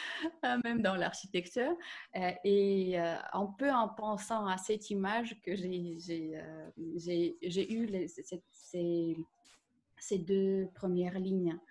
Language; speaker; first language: French; non-native, fluent; Russian